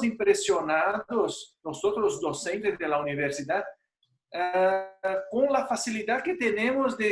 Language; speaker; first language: Spanish; non-native, fluent; Portuguese